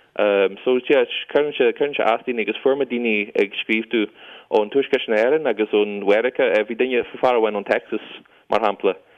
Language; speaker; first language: Irish; non-native, local second language; English